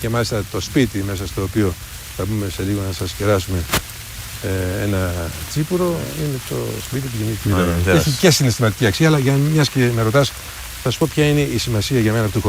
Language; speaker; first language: Greek; native; Greek